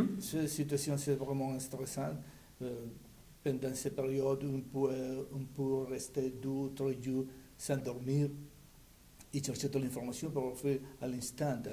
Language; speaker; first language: French; non-native, learner; Spanish